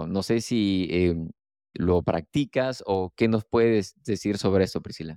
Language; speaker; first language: Spanish; native; Spanish